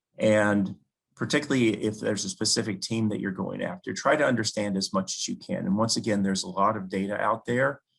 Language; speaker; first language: English; native; English